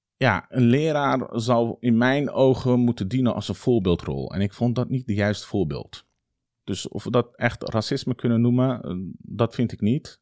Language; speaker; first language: Dutch; early bilingual, other home language; Turkish